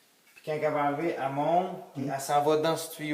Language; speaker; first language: French; native; French